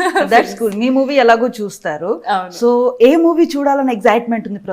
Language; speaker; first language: Telugu; native; Telugu